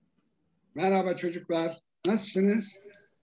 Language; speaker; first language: Turkish; native; Turkish